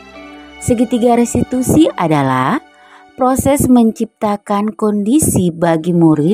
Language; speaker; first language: Indonesian; native; Indonesian